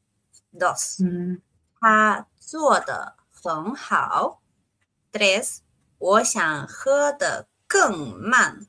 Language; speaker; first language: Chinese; non-native, fluent; Spanish